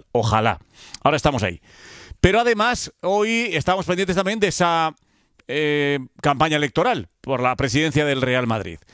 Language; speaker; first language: Spanish; native; Spanish